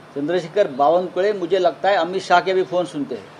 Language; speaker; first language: Hindi; non-native, local second language; Marathi